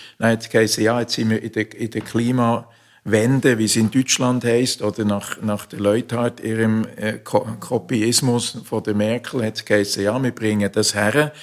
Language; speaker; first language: German; native; German